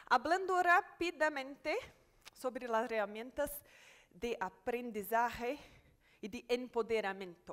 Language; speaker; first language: Spanish; non-native, fluent; Portuguese